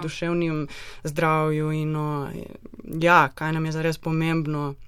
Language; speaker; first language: Slovenian; native; Slovenian